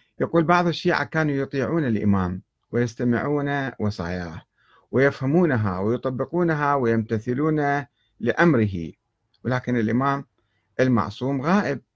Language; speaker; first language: Arabic; native; Arabic